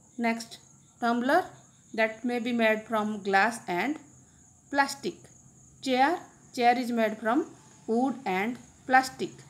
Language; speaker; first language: English; non-native, local second language; Odia